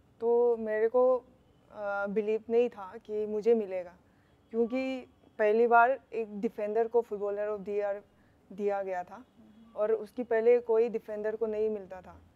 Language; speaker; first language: Hindi; non-native, local second language; Manipuri